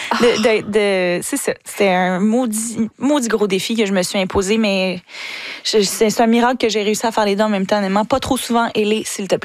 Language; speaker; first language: French; native; French